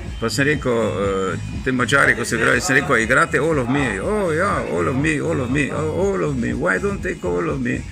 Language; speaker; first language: Slovenian; native; Slovenian